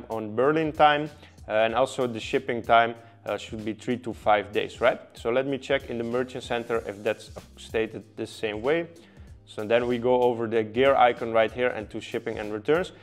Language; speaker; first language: English; non-native, fluent; Dutch